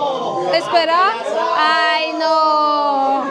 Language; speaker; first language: Spanish; non-native, fluent; Polish